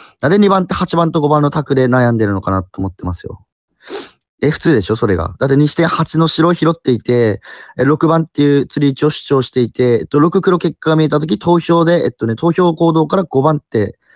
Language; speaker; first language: Japanese; native; Japanese